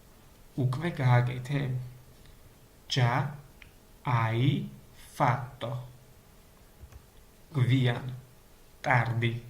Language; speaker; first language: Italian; non-native, learner; Georgian